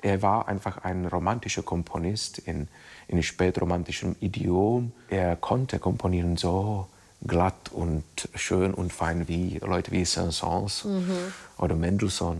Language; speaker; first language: German; non-native, fluent; Czech